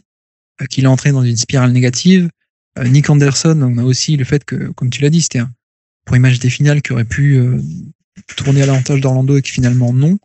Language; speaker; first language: French; native; French